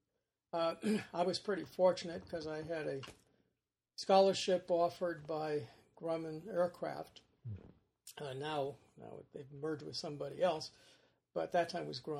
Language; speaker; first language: English; native; English